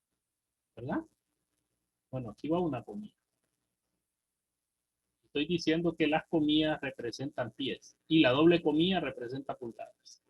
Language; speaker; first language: Spanish; native; Spanish